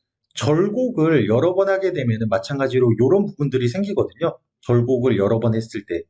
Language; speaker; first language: Korean; native; Korean